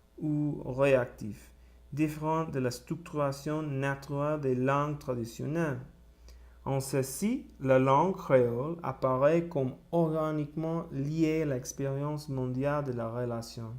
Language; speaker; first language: French; non-native, learner; Spanish